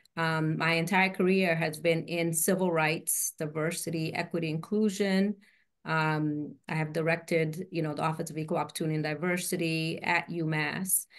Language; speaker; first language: English; native; English